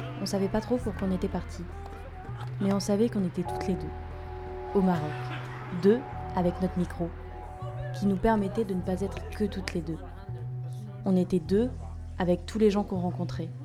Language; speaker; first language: French; native; French